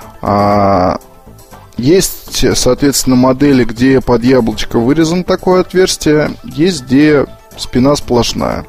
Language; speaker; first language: Russian; native; Russian